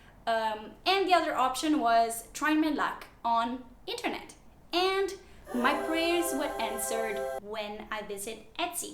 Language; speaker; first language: English; non-native, fluent; Italian